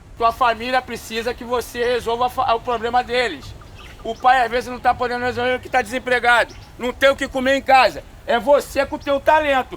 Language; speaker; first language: Portuguese; native; Portuguese